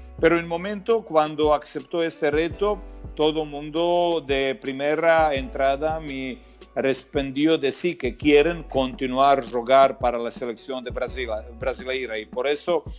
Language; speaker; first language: Spanish; non-native, fluent; Croatian